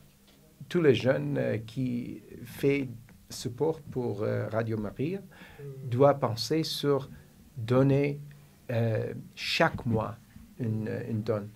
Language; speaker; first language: French; non-native, learner; English